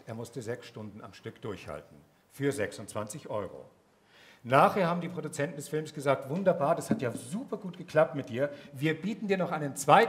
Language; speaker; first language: German; native; German